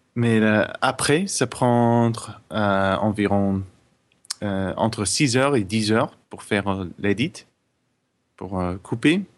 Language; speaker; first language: French; non-native, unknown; English